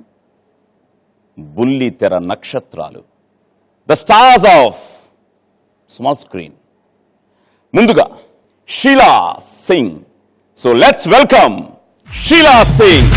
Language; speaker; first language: Telugu; native; Telugu